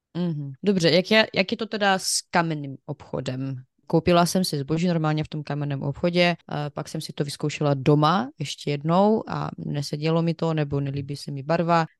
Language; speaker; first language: Czech; non-native, fluent; Ukrainian